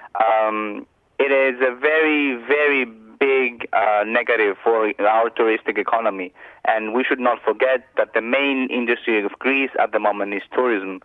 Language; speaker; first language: English; non-native, fluent; Greek